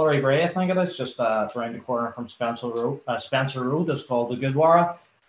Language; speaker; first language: English; native; English